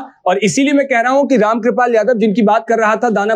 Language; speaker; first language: Hindi; native; Hindi